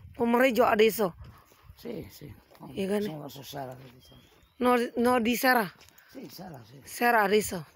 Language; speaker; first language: Italian; non-native, learner; Indonesian